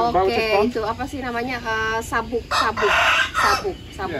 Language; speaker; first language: Indonesian; native; Indonesian